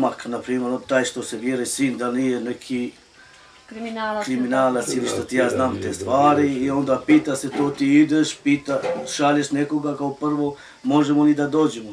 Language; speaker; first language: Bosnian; non-native, local second language; Romany